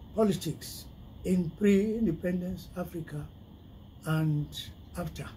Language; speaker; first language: English; non-native, local second language; Yoruba